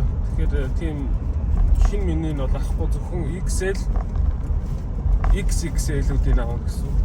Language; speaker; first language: Mongolian; native; Mongolian